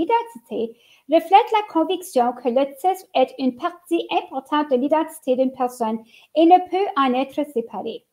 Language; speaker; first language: French; native; French